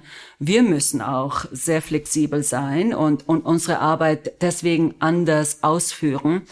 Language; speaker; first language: German; non-native, fluent; Spanish